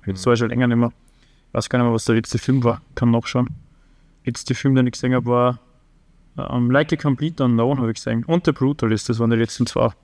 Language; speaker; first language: German; native; German